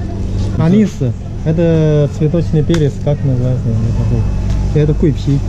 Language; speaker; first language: Russian; non-native, learner; Chinese